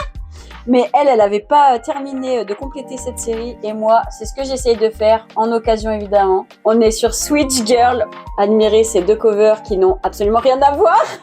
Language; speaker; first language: French; native; French